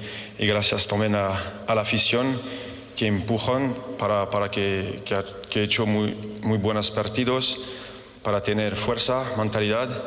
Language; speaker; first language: Spanish; non-native, fluent; French